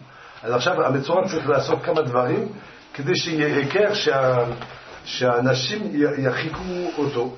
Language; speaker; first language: Hebrew; non-native, fluent; French